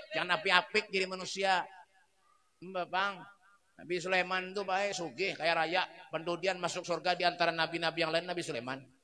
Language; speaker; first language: Indonesian; non-native, local second language; Banjar